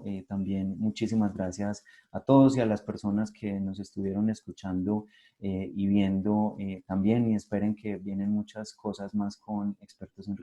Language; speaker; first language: Spanish; native; Spanish